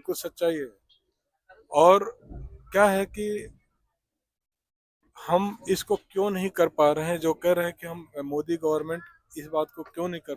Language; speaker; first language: Hindi; native; Hindi